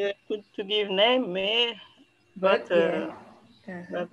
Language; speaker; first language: English; non-native, learner; French